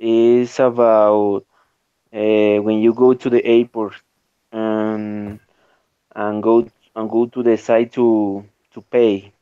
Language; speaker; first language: English; non-native, learner; Spanish